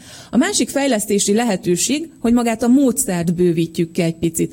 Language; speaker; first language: Hungarian; native; Hungarian